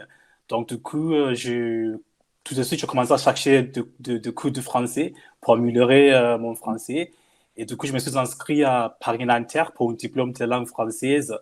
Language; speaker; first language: French; non-native, fluent; English